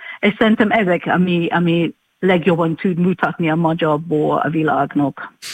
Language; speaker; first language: Hungarian; non-native, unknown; English